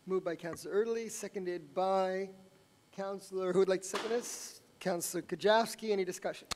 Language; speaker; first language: English; native; English